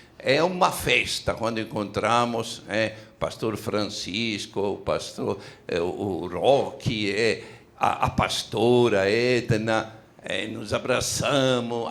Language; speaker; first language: Portuguese; non-native, fluent; Italian